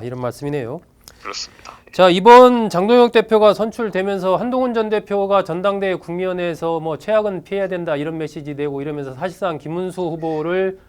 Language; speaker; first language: Korean; native; Korean